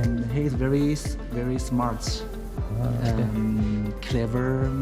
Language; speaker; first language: English; non-native, learner; Chinese